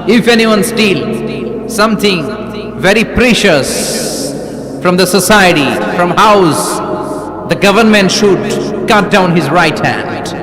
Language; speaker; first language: English; non-native, local second language; Bangla